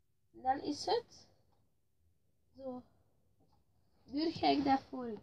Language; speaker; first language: Dutch; early bilingual, other home language; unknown